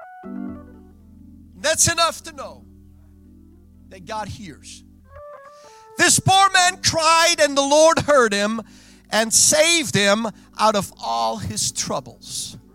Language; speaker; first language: English; non-native, fluent; Dutch